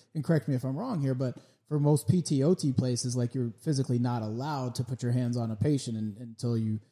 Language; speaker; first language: English; native; English